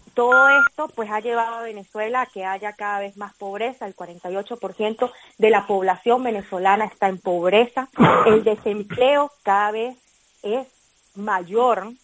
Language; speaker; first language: Spanish; native; Spanish